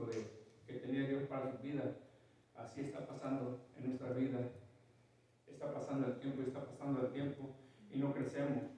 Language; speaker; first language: Spanish; native; Spanish